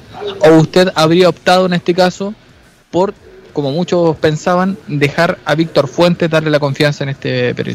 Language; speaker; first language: Spanish; native; Spanish